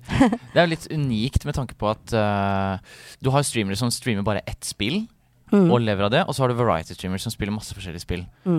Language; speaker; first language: Norwegian; native; Norwegian